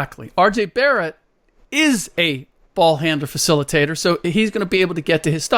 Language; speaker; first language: English; native; English